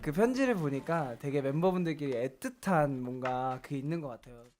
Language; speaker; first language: Korean; native; Korean